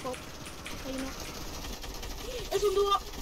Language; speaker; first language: Spanish; native; Spanish